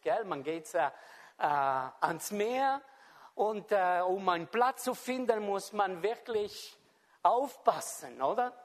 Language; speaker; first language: German; non-native, fluent; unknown